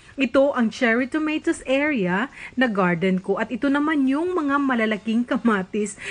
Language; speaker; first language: Filipino; native; Filipino